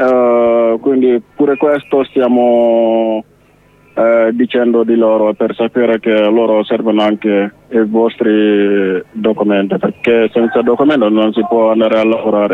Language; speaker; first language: Italian; non-native, learner; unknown